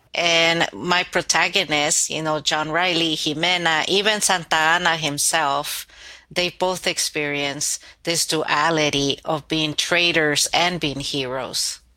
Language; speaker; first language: English; early bilingual, other home language; Spanish